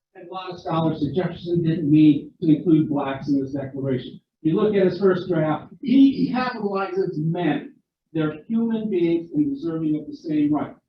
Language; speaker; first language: English; non-native, fluent; Ukrainian